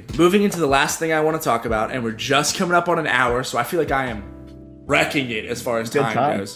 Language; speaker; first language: English; native; English